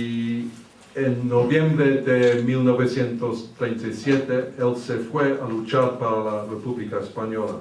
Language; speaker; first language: Spanish; early bilingual, heritage; English